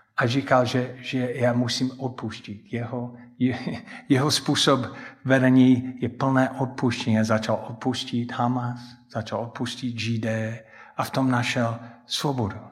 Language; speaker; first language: Czech; non-native, fluent; English